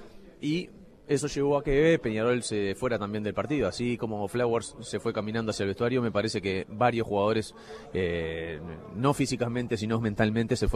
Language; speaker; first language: Spanish; native; Spanish